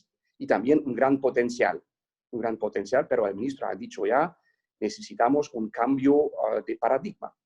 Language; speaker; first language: Spanish; non-native, fluent; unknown